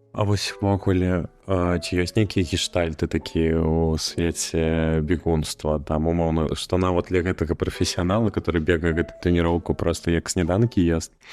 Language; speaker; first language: Belarusian; non-native, local second language; Russian